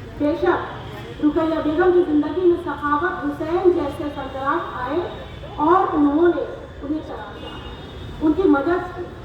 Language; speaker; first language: Urdu; native; Urdu